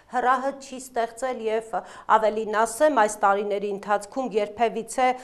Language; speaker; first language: Armenian; native; Armenian